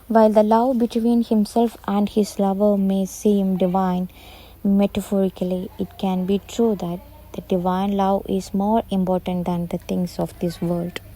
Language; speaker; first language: English; non-native, local second language; Malayalam